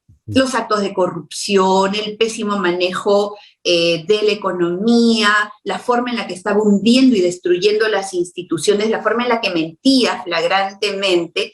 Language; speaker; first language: Spanish; native; Spanish